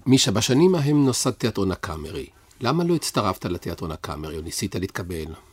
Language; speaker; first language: Hebrew; native; Hebrew